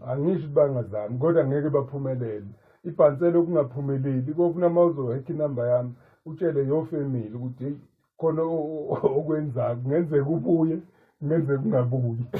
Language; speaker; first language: Zulu; native; Zulu